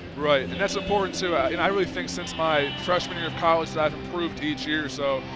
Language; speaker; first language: English; native; English